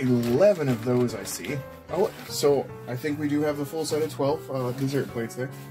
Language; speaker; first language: English; native; English